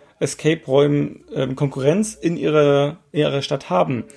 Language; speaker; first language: German; native; German